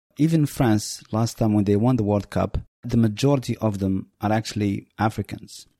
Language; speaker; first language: English; non-native, fluent; Berber languages